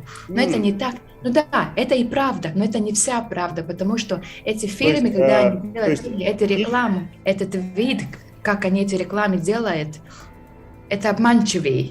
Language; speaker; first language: Russian; non-native, fluent; Latvian